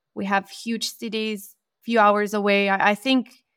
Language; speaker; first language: English; non-native, fluent; Spanish